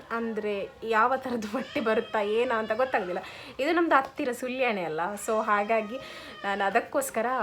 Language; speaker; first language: Kannada; non-native, local second language; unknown